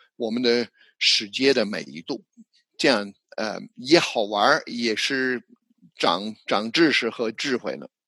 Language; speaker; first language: Chinese; non-native, fluent; English